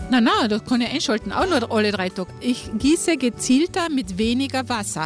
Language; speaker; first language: German; native; German